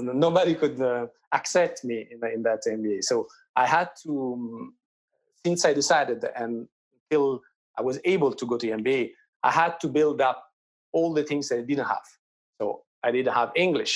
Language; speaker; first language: English; non-native, fluent; Italian